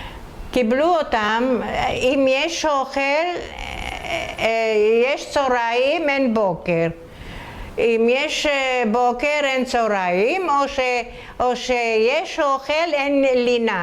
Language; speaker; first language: Hebrew; non-native, fluent; Italian